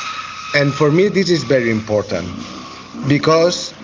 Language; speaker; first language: English; non-native, learner; Catalan